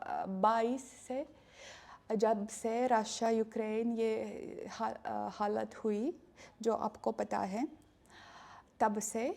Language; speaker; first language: Hindi; non-native, learner; Russian